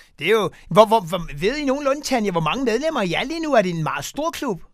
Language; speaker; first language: Danish; native; Danish